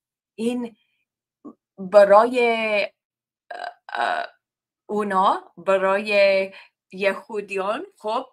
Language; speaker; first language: Persian; non-native, learner; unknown